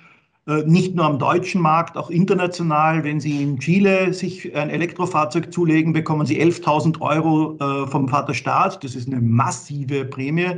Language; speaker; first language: German; native; German